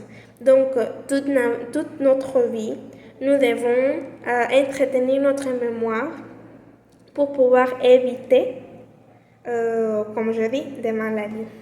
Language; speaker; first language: French; non-native, learner; Spanish